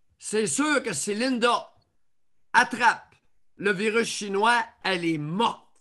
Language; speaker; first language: French; native; French